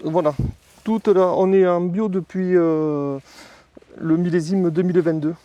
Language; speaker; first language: French; native; French